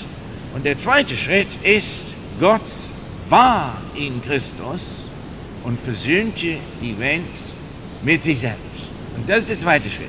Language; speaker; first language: German; non-native, fluent; English